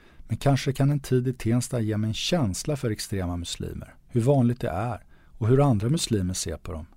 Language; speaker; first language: Swedish; native; Swedish